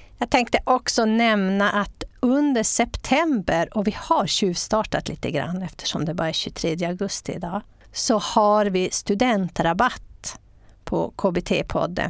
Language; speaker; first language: Swedish; native; Swedish